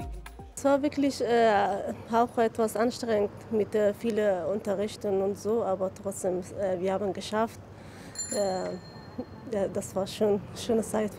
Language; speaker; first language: German; non-native, learner; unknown